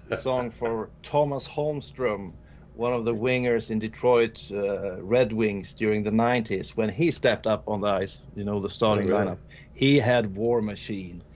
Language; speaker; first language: English; non-native, fluent; Swedish